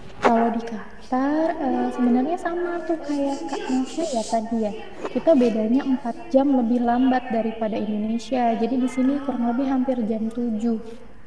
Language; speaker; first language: Indonesian; native; Indonesian